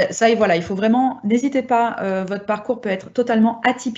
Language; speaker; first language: French; native; French